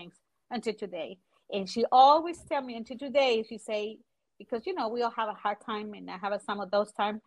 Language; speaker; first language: English; non-native, fluent; Spanish